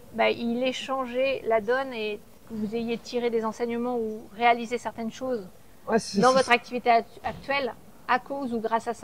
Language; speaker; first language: French; native; French